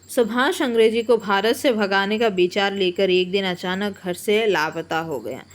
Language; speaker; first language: Hindi; non-native, local second language; Bangla